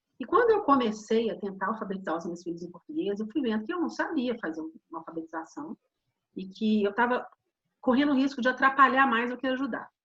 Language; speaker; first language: Portuguese; native; Portuguese